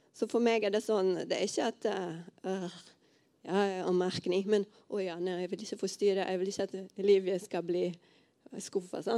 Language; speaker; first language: Norwegian; non-native, fluent; Portuguese